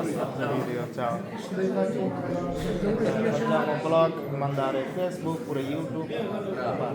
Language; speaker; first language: Italian; non-native, learner; Bangla